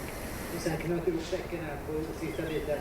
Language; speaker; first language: Swedish; native; Swedish